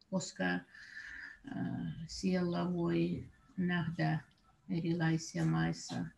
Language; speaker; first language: Finnish; non-native, learner; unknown